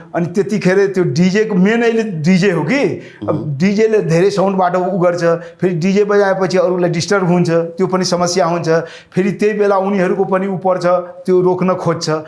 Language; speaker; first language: Nepali; non-native, local second language; Rana Tharu